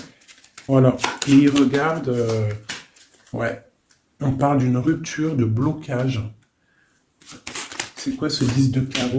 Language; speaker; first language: French; native; French